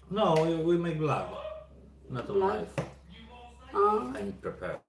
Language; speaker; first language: English; non-native, learner; Polish